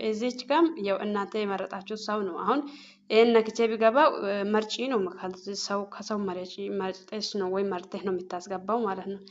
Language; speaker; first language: Amharic; non-native, local second language; Oromo